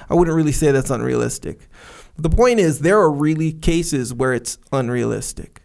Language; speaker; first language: English; native; English